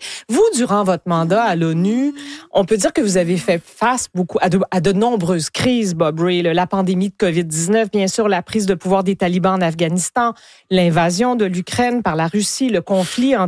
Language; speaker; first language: French; native; French